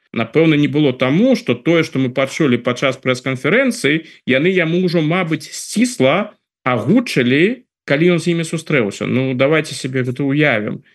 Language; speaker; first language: Belarusian; native; Belarusian